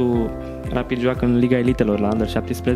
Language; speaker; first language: Romanian; native; Romanian